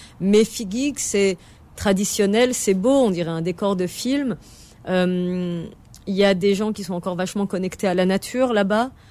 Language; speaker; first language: French; native; French